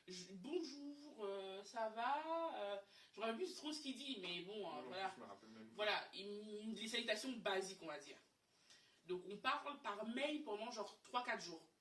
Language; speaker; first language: French; native; French